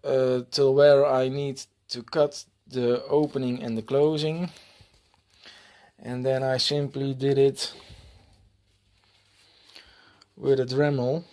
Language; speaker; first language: English; non-native, fluent; Dutch